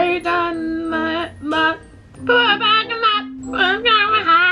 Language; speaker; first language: Korean; non-native, learner; English